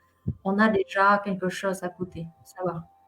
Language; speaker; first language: French; non-native, fluent; Vietnamese